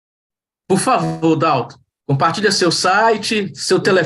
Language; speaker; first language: Portuguese; native; Portuguese